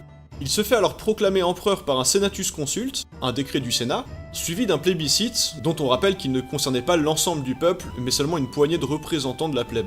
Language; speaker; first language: French; native; French